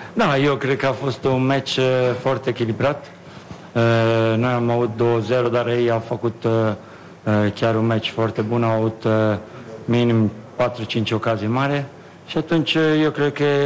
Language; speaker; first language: Romanian; non-native, fluent; Italian